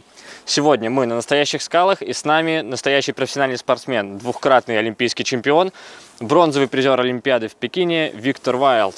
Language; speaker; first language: Russian; native; Russian